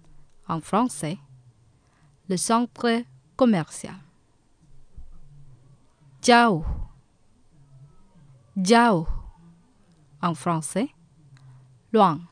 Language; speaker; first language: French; non-native, fluent; Indonesian